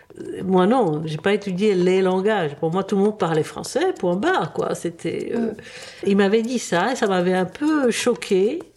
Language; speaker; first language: French; early bilingual, other home language; Czech